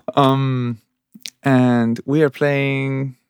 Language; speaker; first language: English; non-native, fluent; Spanish